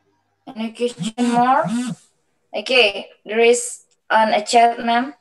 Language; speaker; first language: English; non-native, learner; Indonesian